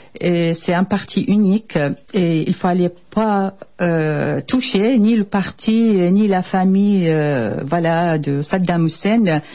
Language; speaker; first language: French; non-native, fluent; Arabic